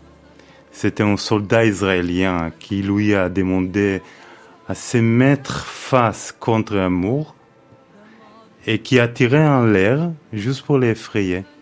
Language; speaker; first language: French; non-native, fluent; Hebrew